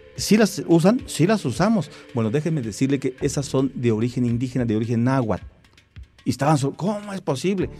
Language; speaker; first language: Spanish; non-native, local second language; Tzeltal